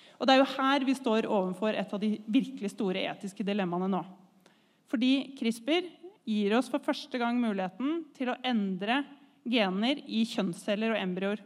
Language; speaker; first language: Norwegian; native; Norwegian